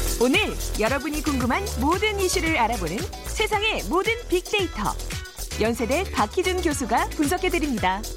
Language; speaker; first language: Korean; native; Korean